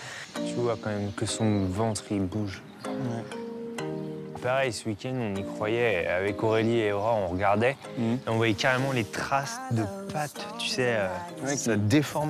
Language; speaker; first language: French; native; French